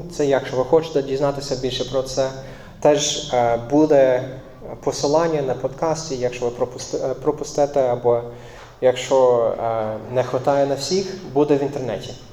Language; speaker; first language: Ukrainian; non-native, fluent; English